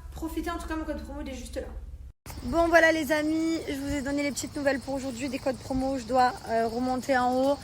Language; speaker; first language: French; native; French